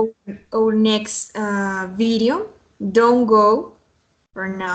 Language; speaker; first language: English; non-native, fluent; Spanish